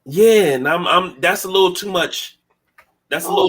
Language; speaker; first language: English; native; English